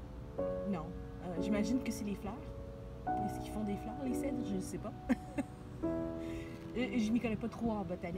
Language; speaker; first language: French; non-native, fluent; Spanish